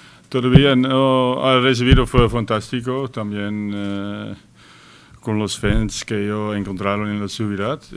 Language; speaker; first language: Spanish; non-native, fluent; Dutch